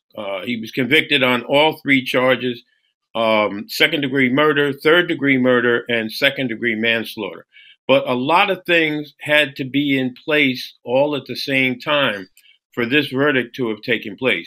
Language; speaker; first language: English; native; English